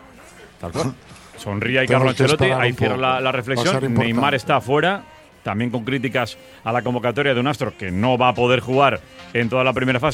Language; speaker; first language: Spanish; native; Spanish